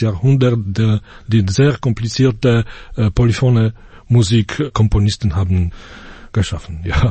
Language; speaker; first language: German; non-native, fluent; Polish